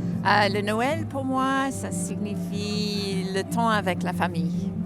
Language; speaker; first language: French; non-native, learner; English